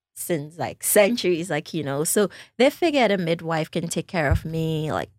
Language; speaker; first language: English; non-native, local second language; Ewe